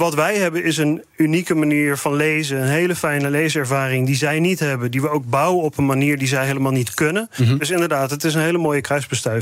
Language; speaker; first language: Dutch; native; Dutch